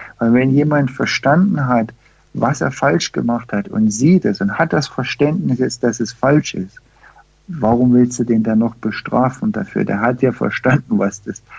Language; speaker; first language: German; early bilingual, heritage; German